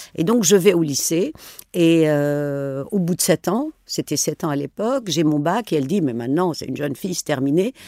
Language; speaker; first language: French; non-native, local second language; Arabic